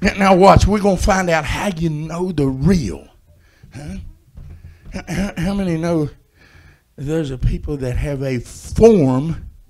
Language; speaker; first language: English; native; English